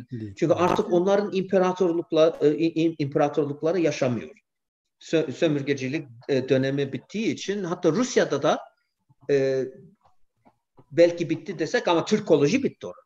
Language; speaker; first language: Turkish; non-native, fluent; English